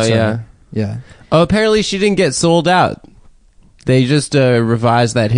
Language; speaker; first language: English; native; English